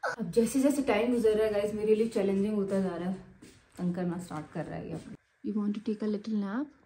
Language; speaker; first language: Urdu; native; Urdu